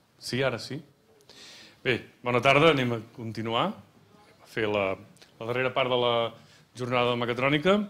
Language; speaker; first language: Catalan; native; Catalan